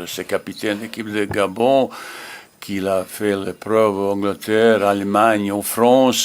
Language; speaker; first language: French; non-native, learner; Bosnian